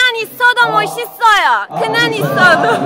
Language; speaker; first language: Korean; non-native, learner; Turkish